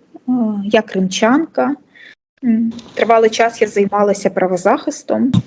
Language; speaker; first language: Ukrainian; non-native, local second language; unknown